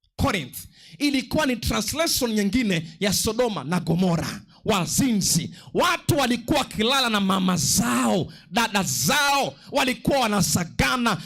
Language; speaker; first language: Swahili; non-native, local second language; Luo (Kenya and Tanzania)